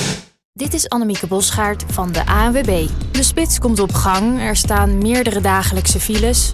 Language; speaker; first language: Dutch; native; Dutch